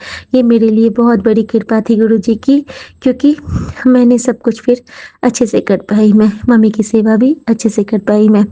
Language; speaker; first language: Hindi; native; Hindi